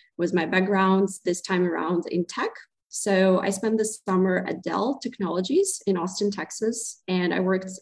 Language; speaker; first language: English; non-native, fluent; Ukrainian